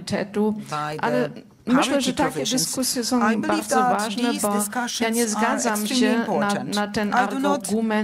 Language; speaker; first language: Polish; non-native, fluent; German